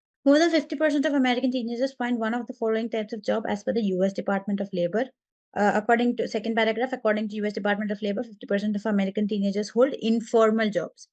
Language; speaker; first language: English; non-native, local second language; Malayalam